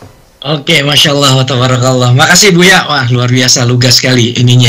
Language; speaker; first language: Indonesian; native; Indonesian